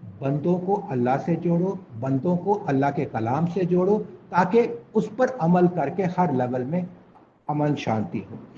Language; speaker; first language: Urdu; non-native, local second language; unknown